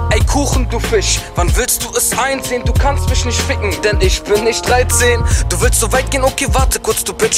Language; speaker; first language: German; native; German